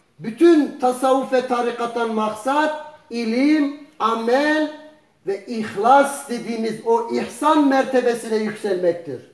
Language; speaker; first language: Turkish; early bilingual, heritage; Turkish